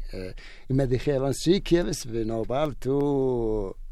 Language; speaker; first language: Spanish; non-native, learner; Arabic